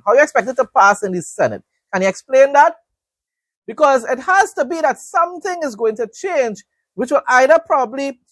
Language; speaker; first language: English; native; English